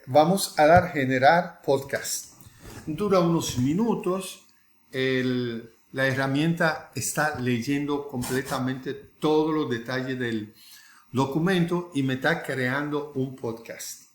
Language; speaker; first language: Spanish; non-native, fluent; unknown